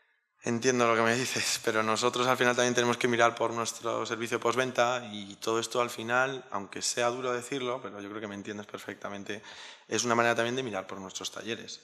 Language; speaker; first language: Spanish; native; Spanish